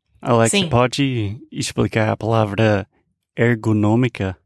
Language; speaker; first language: Portuguese; non-native, fluent; English